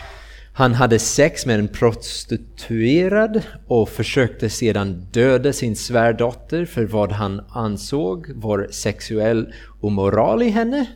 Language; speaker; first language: Swedish; non-native, fluent; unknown